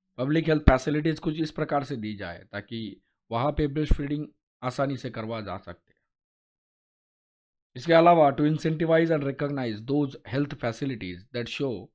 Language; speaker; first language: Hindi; non-native, local second language; Marathi